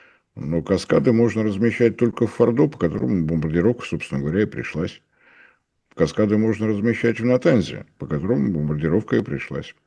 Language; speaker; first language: Russian; native; Russian